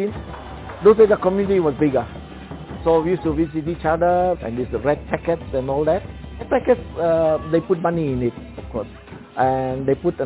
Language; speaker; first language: English; non-native, local second language; Cantonese